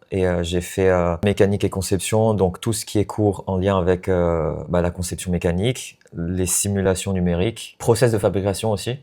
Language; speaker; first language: French; non-native, fluent; Chinese